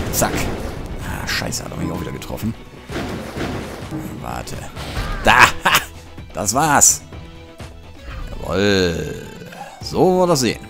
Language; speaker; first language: German; native; German